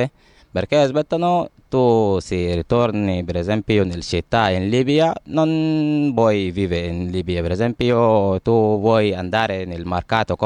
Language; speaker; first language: Italian; non-native, learner; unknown